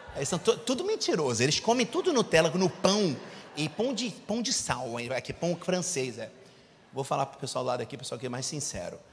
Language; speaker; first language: Portuguese; native; Portuguese